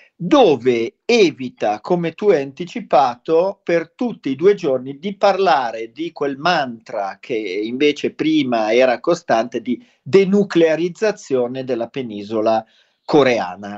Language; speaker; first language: Italian; native; Italian